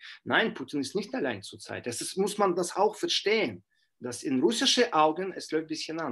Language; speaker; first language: German; non-native, fluent; Russian